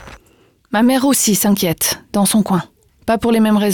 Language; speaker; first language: French; native; French